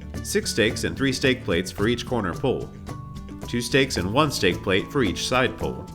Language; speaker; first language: English; native; English